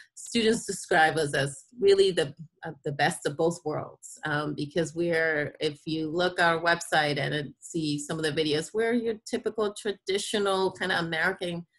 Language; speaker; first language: English; non-native, fluent; Spanish